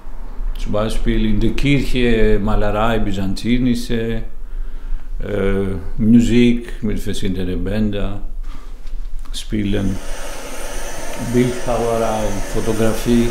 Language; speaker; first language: German; non-native, learner; Greek